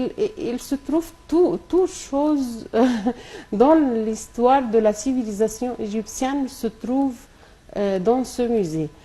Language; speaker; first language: French; non-native, local second language; Arabic